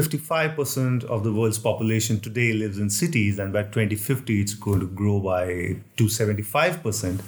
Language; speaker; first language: English; non-native, local second language; Hindi